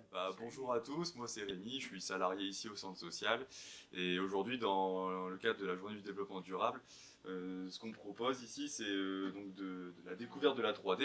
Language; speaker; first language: French; native; French